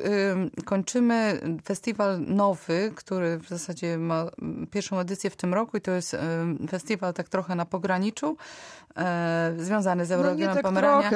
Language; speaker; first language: Polish; native; Polish